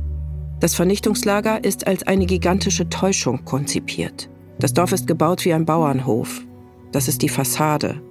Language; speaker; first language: German; native; German